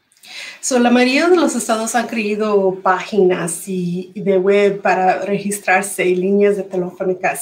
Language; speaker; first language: Spanish; early bilingual, heritage; Spanish